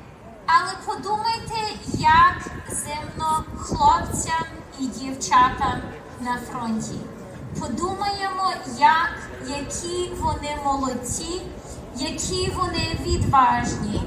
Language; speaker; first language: Ukrainian; early bilingual, heritage; Ukrainian